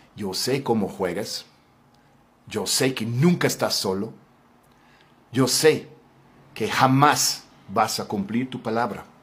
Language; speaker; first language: Spanish; non-native, fluent; English